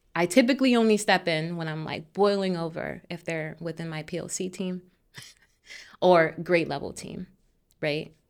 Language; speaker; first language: English; native; English